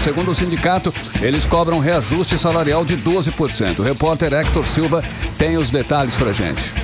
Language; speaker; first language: Portuguese; native; Portuguese